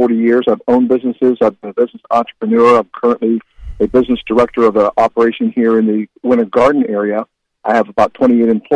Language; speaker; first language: English; native; English